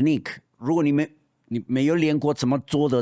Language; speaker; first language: Chinese; non-native, fluent; Spanish